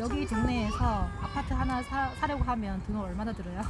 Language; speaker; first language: Korean; non-native, fluent; Chinese